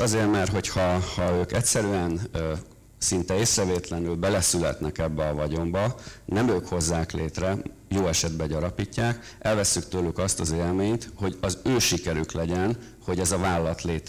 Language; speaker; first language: Hungarian; native; Hungarian